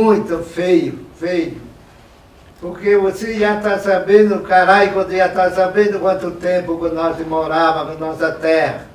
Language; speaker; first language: Portuguese; non-native, local second language; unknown